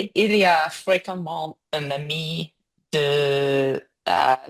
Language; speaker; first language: French; non-native, learner; English